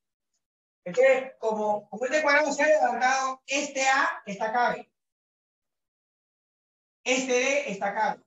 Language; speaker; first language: Spanish; native; Spanish